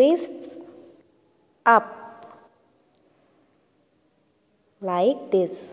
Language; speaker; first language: English; non-native, local second language; Hindi